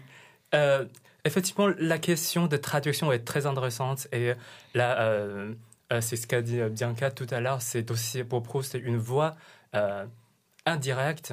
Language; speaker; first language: French; non-native, fluent; Chinese